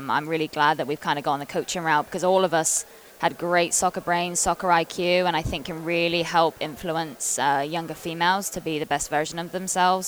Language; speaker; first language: English; native; English